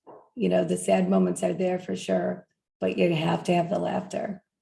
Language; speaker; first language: English; native; English